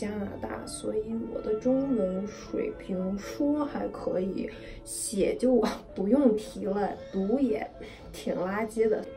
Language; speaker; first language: Chinese; early bilingual, heritage; Chinese